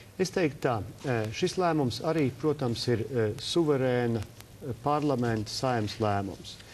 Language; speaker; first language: Latvian; native; Latvian